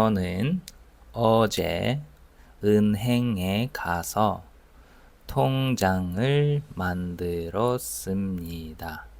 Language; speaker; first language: Korean; non-native, fluent; Russian